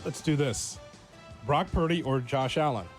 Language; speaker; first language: English; native; English